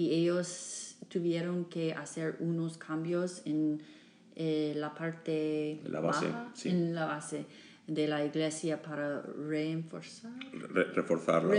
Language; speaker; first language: Spanish; non-native, fluent; English